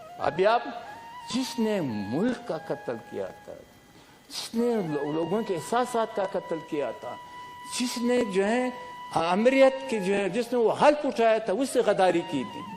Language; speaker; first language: Urdu; non-native, local second language; Pashto